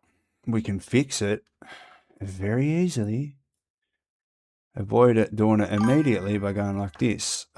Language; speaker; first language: English; native; English